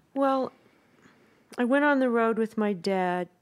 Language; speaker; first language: English; native; English